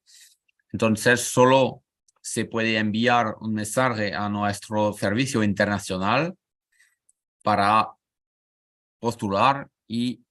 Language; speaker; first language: Spanish; non-native, learner; French